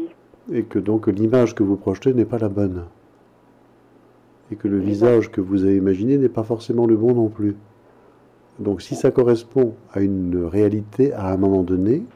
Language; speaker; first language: French; native; French